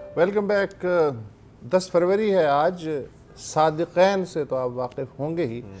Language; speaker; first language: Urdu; native; Urdu